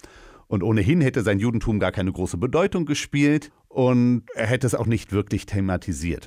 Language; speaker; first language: German; native; German